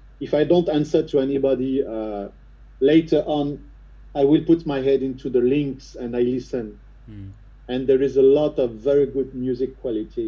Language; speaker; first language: English; non-native, fluent; French